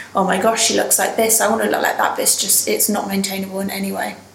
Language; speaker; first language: English; native; English